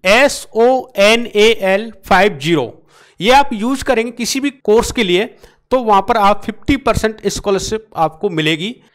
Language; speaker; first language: Hindi; native; Hindi